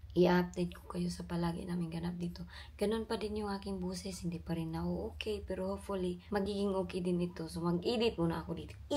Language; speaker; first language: Filipino; non-native, local second language; Cebuano